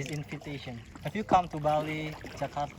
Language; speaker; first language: English; non-native, learner; Indonesian